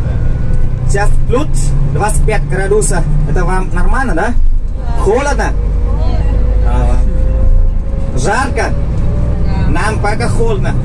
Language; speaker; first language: Russian; non-native, learner; Vietnamese